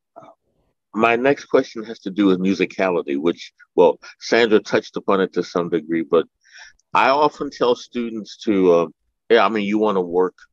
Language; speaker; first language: English; native; English